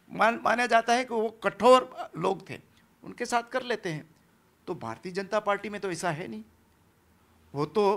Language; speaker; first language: Hindi; non-native, local second language; Gujarati